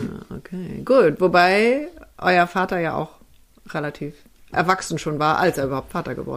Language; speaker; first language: German; native; German